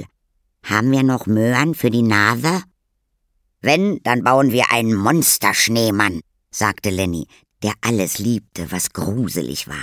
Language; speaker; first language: German; native; German